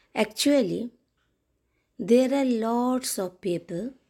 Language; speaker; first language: English; non-native, local second language; Bangla